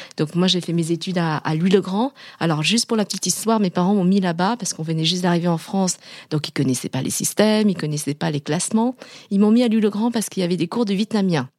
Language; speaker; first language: French; early bilingual, other home language; Vietnamese